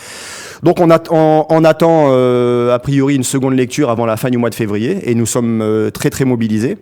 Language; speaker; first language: French; native; French